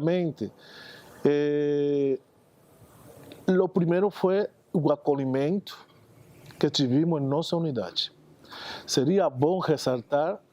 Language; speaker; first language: Portuguese; non-native, fluent; Spanish